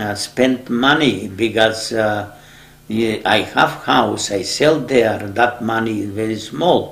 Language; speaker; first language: English; non-native, learner; Macedonian